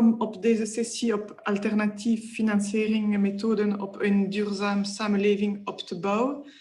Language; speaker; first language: Dutch; non-native, local second language; French